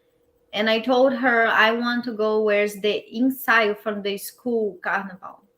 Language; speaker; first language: English; non-native, learner; Portuguese